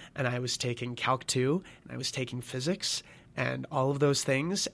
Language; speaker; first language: English; native; English